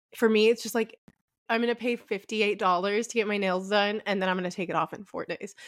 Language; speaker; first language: English; early bilingual, other home language; Arabic